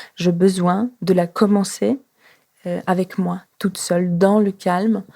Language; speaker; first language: French; non-native, fluent; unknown